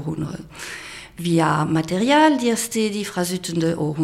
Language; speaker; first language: Danish; non-native, fluent; French